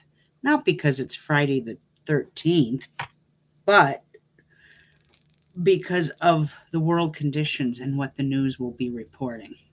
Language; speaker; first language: English; native; English